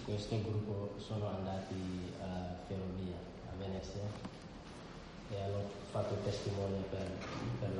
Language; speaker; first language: Italian; non-native, learner; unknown